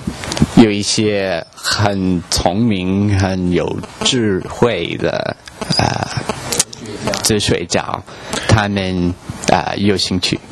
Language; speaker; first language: Chinese; non-native, learner; English